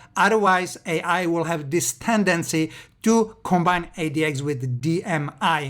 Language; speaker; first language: English; non-native, fluent; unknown